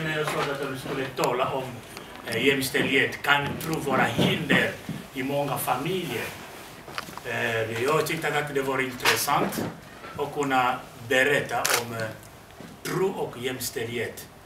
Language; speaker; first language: Swedish; non-native, fluent; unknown